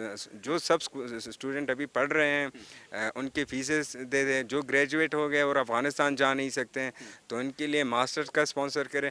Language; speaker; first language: Hindi; non-native, fluent; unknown